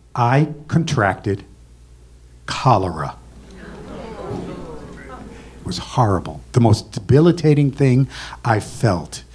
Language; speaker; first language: English; native; English